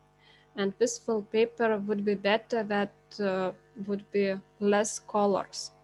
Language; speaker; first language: English; non-native, learner; Lithuanian